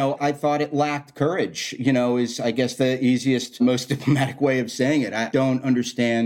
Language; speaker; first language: English; native; English